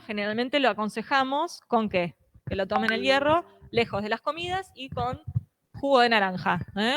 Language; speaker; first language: Spanish; native; Spanish